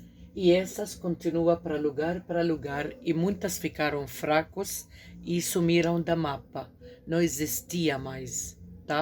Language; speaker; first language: Portuguese; non-native, fluent; Arabic